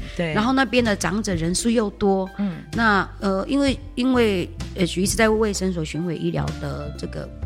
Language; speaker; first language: Chinese; native; Chinese